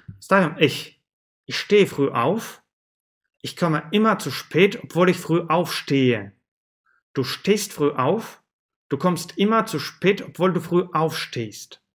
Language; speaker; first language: German; non-native, fluent; Russian